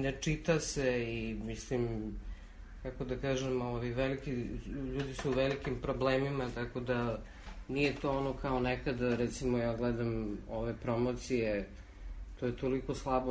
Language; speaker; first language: Serbian; native; Serbian